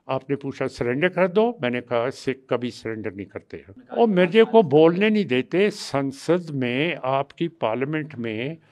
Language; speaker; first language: Hindi; non-native, local second language; Punjabi